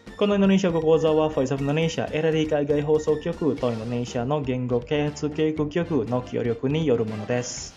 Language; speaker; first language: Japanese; non-native, fluent; Indonesian